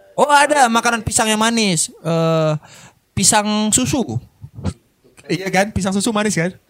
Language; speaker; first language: Indonesian; non-native, local second language; Minangkabau